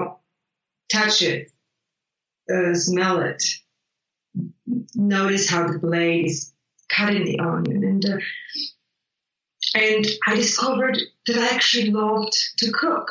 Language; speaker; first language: English; non-native, fluent; Italian